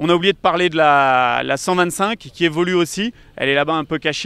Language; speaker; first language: French; native; French